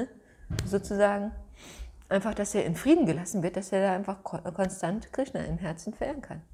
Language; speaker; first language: German; native; German